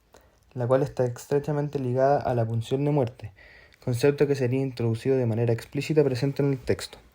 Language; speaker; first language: Spanish; native; Spanish